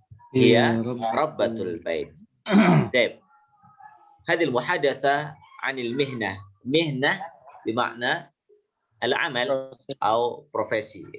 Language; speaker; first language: Arabic; non-native, fluent; Indonesian